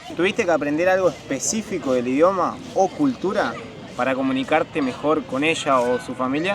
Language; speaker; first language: Spanish; native; Spanish